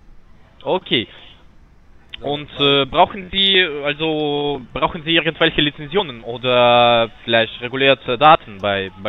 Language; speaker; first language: German; non-native, learner; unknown